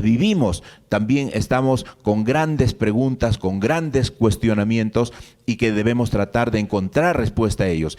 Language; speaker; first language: Spanish; native; Spanish